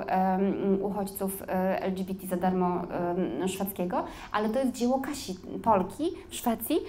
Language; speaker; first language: Polish; native; Polish